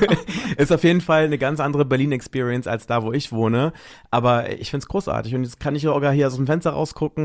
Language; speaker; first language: German; native; German